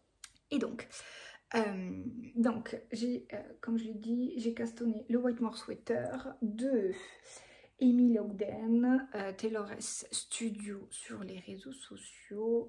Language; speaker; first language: French; native; French